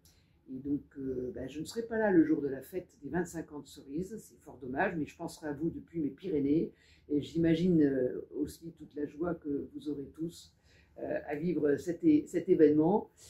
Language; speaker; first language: French; native; French